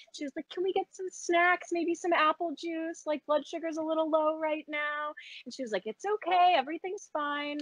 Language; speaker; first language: English; native; English